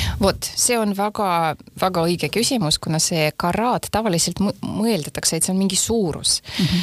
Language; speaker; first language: Estonian; non-native, local second language; Russian